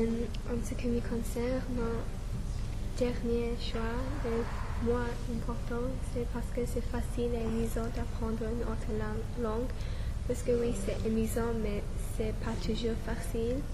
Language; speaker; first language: French; non-native, learner; English